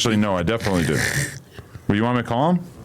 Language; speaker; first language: English; native; English